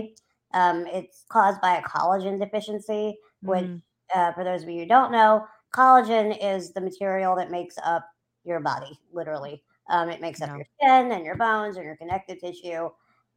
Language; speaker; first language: English; native; English